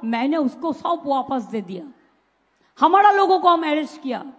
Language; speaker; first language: Hindi; non-native, local second language; Bangla